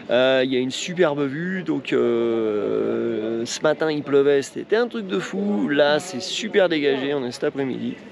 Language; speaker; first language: French; native; French